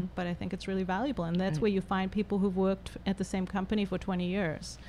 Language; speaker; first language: English; native; English